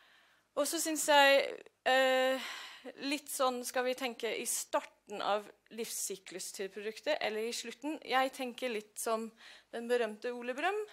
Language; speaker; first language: Norwegian; non-native, fluent; English